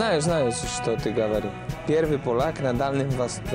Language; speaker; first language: Russian; non-native, learner; Polish